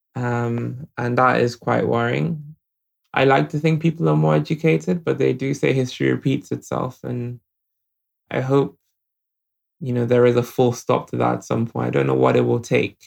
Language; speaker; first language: English; non-native, local second language; Yoruba